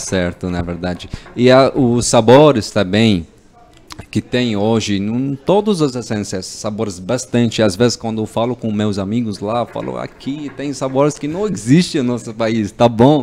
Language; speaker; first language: Portuguese; non-native, fluent; Arabic